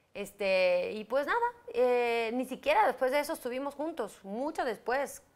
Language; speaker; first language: Spanish; native; Spanish